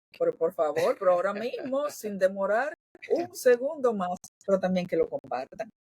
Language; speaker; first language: Spanish; native; Spanish